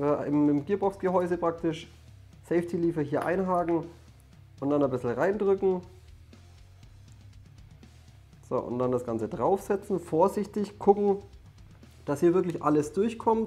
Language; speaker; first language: German; native; German